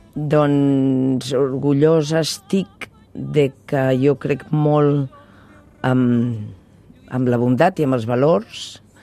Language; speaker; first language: Catalan; non-native, local second language; Spanish